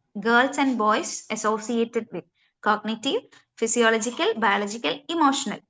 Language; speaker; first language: English; non-native, local second language; Malayalam